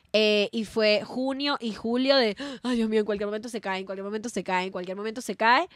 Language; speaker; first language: Spanish; native; Spanish